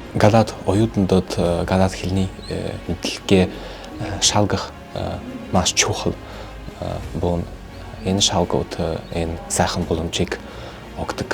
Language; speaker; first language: Mongolian; non-native, learner; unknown